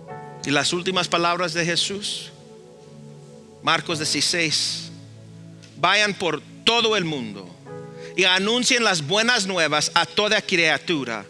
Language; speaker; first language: Spanish; early bilingual, heritage; Spanish